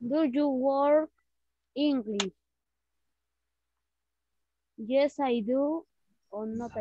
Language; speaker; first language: English; non-native, learner; Spanish